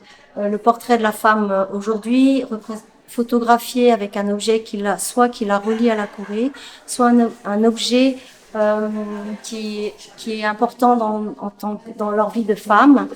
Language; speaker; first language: French; native; French